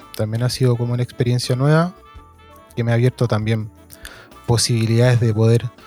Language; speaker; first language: Spanish; native; Spanish